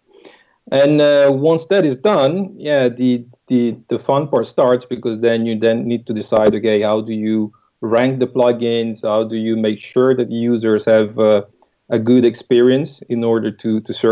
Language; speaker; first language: English; non-native, fluent; Italian